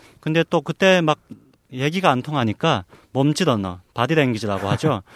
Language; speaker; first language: Korean; native; Korean